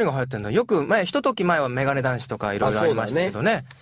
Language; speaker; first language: Japanese; native; Japanese